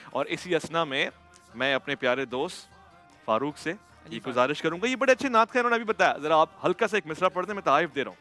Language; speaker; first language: Urdu; native; Urdu